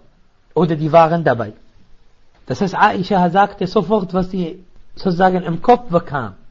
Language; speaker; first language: German; non-native, fluent; Arabic